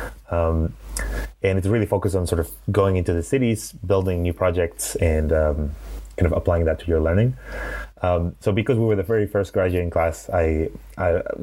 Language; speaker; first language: English; non-native, fluent; Spanish